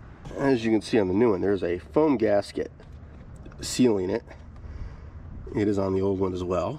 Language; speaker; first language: English; native; English